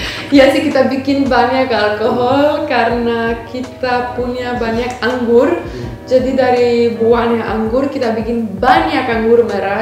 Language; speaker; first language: Indonesian; non-native, fluent; Romanian